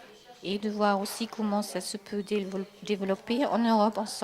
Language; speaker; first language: French; non-native, fluent; German